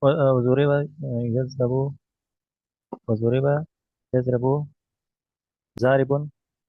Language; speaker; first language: Arabic; non-native, learner; Urdu